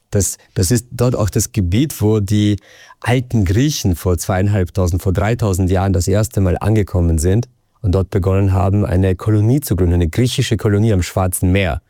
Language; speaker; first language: German; native; German